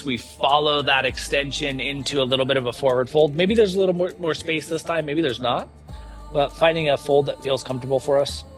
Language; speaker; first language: English; native; English